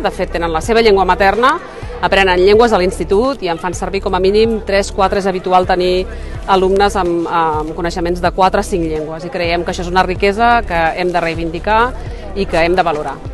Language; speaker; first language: Catalan; native; Catalan